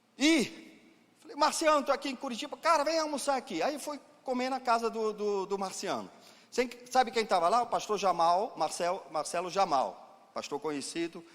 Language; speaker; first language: Portuguese; non-native, fluent; German